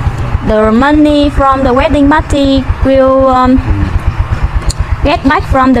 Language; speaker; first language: English; non-native, learner; Vietnamese